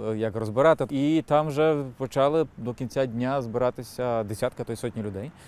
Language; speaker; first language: Ukrainian; native; Ukrainian